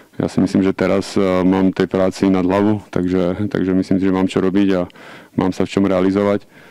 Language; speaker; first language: Slovak; native; Slovak